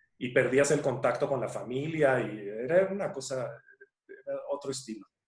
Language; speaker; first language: Spanish; native; Spanish